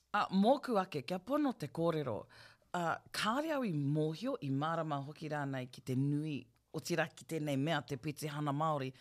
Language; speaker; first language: Māori; non-native, local second language; English